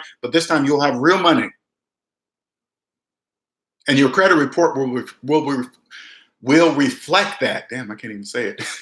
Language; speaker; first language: English; native; English